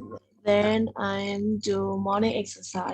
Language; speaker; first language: English; non-native, learner; Vietnamese